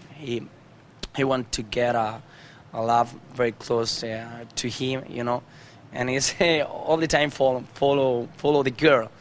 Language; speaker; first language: English; non-native, learner; Spanish